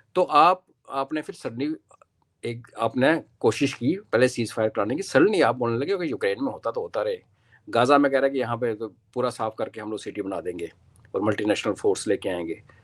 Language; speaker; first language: Hindi; non-native, local second language; Kashmiri